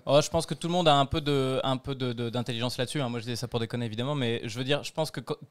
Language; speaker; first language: French; native; French